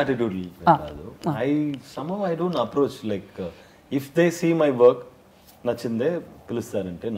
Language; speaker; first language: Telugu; non-native, learner; Tamil